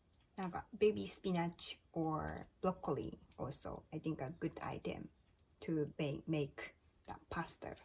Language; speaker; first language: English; non-native, learner; Japanese